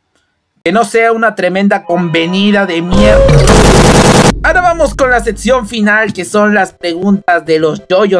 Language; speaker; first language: Spanish; native; Spanish